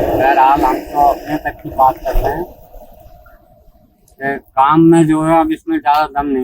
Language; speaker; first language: Hindi; native; Hindi